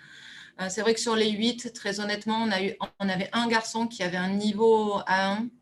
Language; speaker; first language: French; native; French